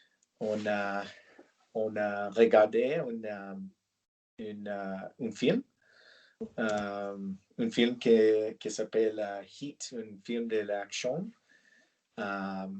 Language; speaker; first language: French; non-native, learner; English